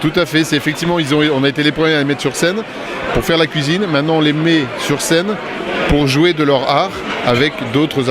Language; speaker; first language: French; native; French